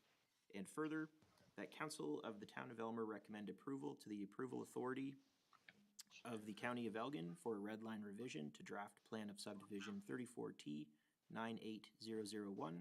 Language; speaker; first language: English; native; English